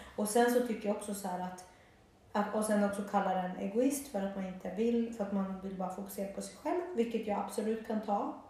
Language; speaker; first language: Swedish; early bilingual, other home language; Bosnian